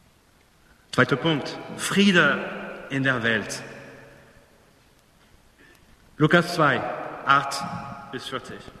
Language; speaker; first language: German; non-native, fluent; English